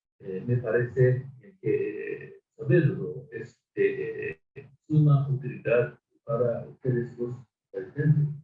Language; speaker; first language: Spanish; non-native, fluent; Japanese